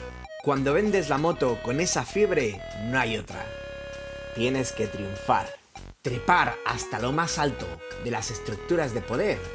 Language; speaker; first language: Spanish; native; Spanish